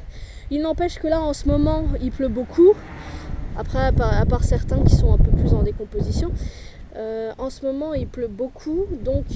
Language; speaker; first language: French; native; French